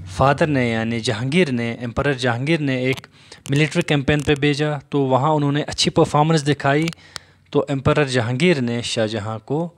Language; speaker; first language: Hindi; native; Hindi